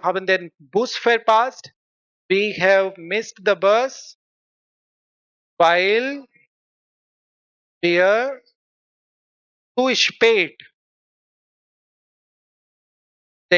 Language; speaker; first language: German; non-native, fluent; Hindi